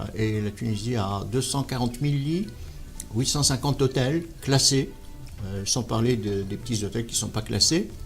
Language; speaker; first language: French; non-native, local second language; Arabic